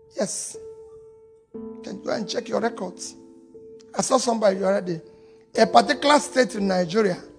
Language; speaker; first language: English; non-native, local second language; Igbo